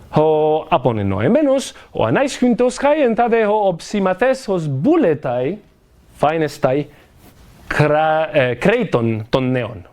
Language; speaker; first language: Greek; non-native, fluent; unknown